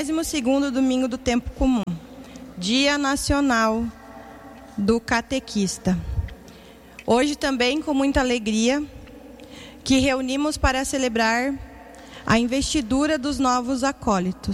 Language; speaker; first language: Portuguese; native; Portuguese